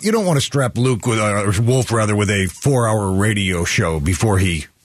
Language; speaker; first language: English; native; English